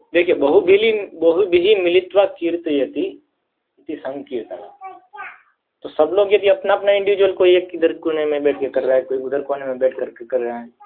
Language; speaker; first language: Hindi; native; Hindi